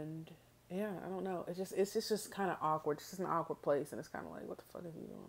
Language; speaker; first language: English; native; English